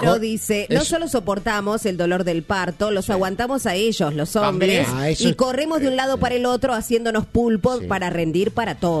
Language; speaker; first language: Spanish; native; Spanish